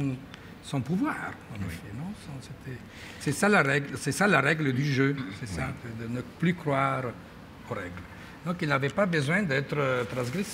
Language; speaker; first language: French; non-native, fluent; Italian